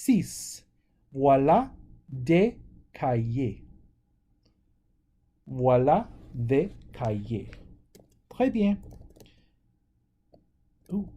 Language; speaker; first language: French; non-native, fluent; English